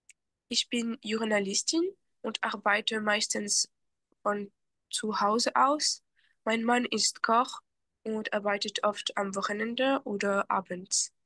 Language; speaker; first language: German; non-native, fluent; French